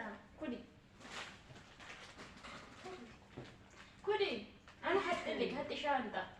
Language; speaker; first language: Arabic; non-native, learner; Oromo